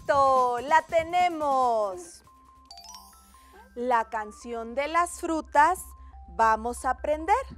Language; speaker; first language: Spanish; native; Spanish